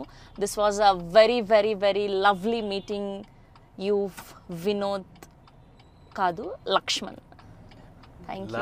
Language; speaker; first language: Telugu; native; Telugu